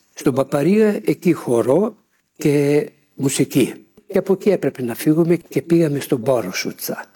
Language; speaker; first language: Greek; early bilingual, heritage; Greek